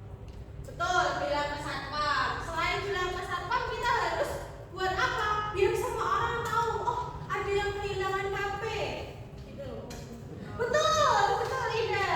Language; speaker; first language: Indonesian; native; Indonesian